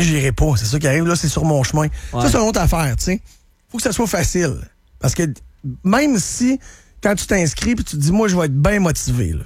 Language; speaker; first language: French; native; French